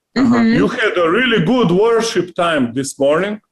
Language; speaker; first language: English; non-native, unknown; Slovenian